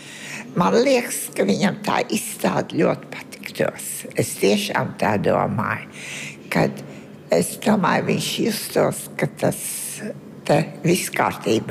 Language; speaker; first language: Latvian; early bilingual, heritage; Latvian